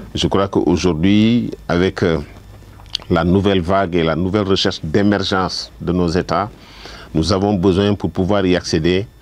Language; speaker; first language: French; non-native, local second language; Wolof